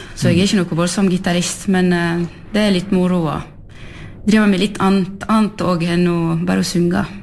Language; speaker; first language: Norwegian; non-native, fluent; French